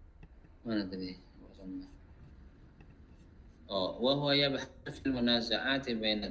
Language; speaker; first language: Arabic; non-native, fluent; Indonesian